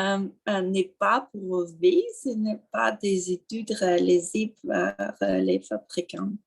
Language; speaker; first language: French; non-native, learner; Russian